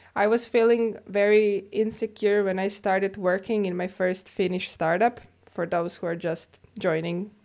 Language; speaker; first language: English; non-native, fluent; Croatian